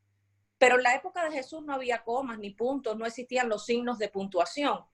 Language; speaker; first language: Spanish; native; Spanish